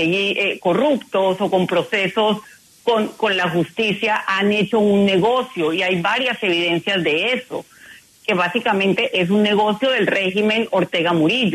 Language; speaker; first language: Spanish; native; Spanish